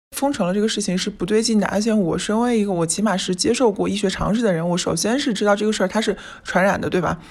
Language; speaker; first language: Chinese; native; Chinese